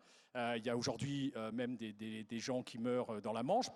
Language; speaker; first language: French; native; French